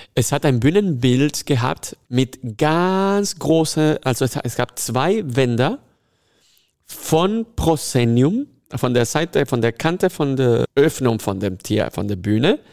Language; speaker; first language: German; non-native, fluent; Spanish